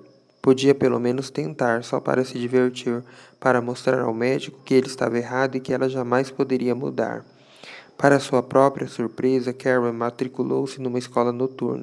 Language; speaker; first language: Portuguese; native; Portuguese